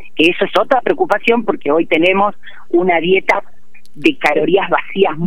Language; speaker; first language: Spanish; native; Spanish